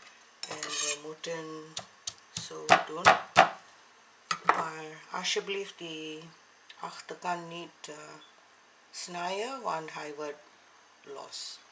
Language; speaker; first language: Dutch; non-native, learner; Malay